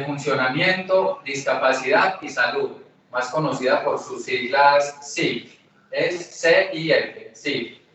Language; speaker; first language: Spanish; native; Spanish